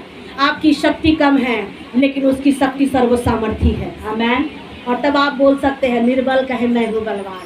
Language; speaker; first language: Hindi; native; Hindi